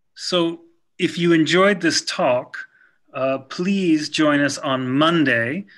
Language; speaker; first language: English; native; English